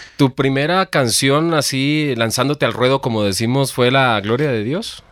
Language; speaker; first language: Spanish; native; Spanish